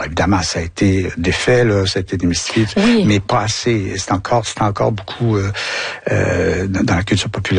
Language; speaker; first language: French; native; French